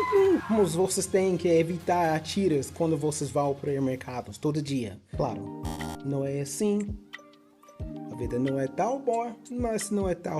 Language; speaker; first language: Portuguese; non-native, fluent; English